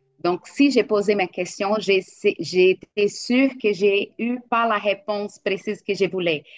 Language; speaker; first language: French; non-native, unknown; Portuguese